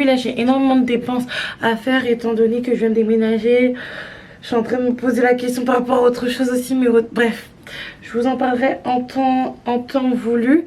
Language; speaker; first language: French; native; French